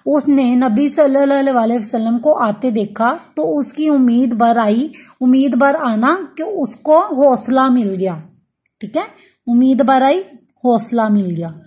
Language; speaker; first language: Urdu; non-native, local second language; Punjabi